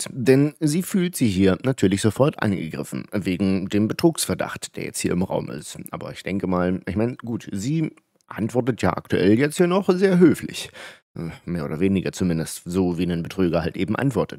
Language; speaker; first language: German; native; German